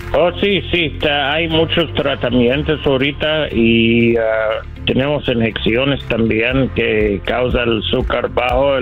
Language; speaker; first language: Spanish; non-native, learner; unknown